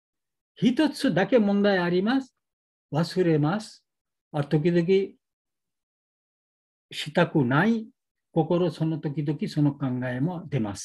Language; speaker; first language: Japanese; non-native, learner; Bangla